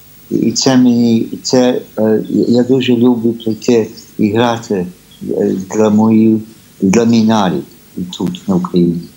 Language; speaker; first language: Ukrainian; early bilingual, heritage; Ukrainian